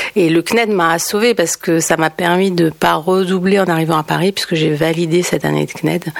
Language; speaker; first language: French; native; French